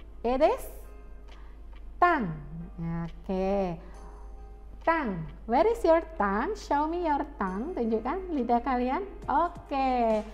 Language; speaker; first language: English; non-native, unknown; Indonesian